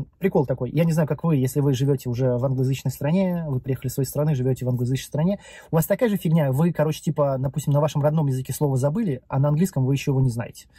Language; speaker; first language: Russian; native; Russian